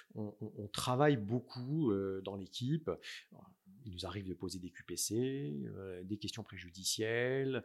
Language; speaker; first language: French; native; French